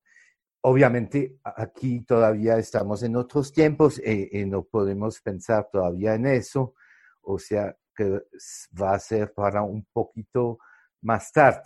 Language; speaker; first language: Spanish; non-native, fluent; French